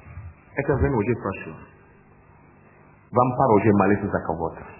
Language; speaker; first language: Russian; non-native, learner; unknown